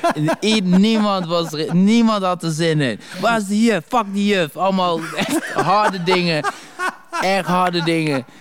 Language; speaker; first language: Dutch; native; Dutch